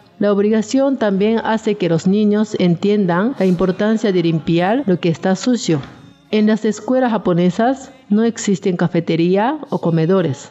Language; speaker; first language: Spanish; non-native, fluent; Japanese